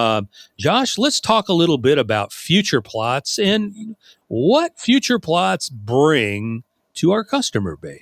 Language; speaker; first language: English; native; English